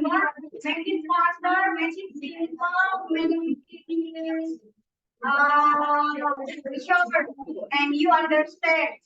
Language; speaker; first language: English; non-native, fluent; Indonesian